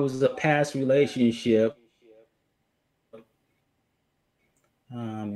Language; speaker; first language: English; native; English